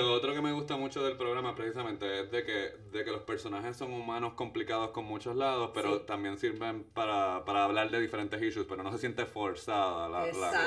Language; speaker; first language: Spanish; native; Spanish